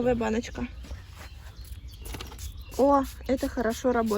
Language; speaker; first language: Russian; native; Russian